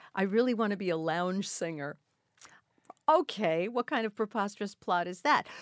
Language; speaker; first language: English; native; English